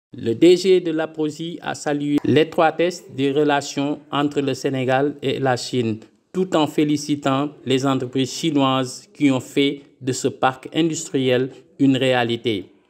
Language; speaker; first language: French; non-native, local second language; Wolof